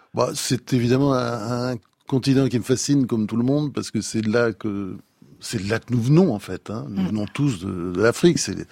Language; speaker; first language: French; native; French